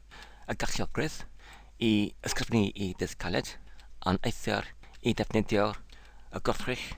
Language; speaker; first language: Welsh; non-native, learner; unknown